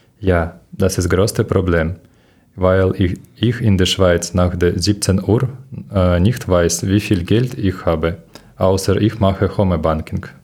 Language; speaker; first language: German; non-native, learner; Ukrainian